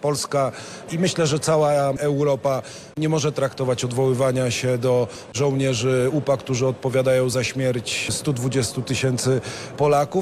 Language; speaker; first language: Polish; native; Polish